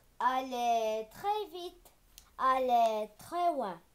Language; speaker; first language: French; non-native, learner; Arabic